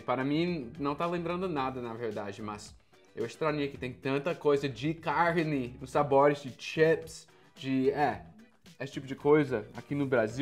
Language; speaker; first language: Portuguese; non-native, fluent; English